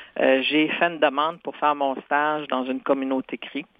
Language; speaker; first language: French; non-native, local second language; Cree